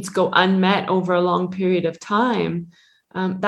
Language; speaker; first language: English; native; English